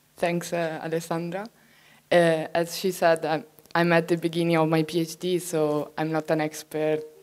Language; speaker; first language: English; non-native, fluent; Italian